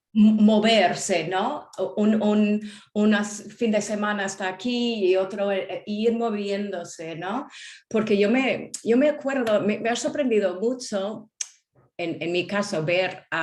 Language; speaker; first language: Spanish; non-native, fluent; English